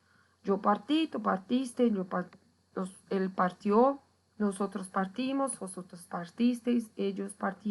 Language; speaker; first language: Spanish; non-native, fluent; Portuguese